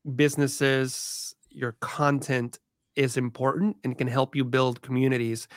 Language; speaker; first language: English; early bilingual, other home language; Spanish